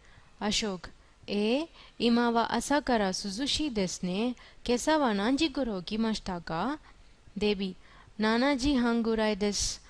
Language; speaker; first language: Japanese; non-native, fluent; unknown